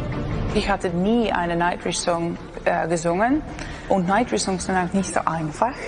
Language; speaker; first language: German; non-native, learner; Dutch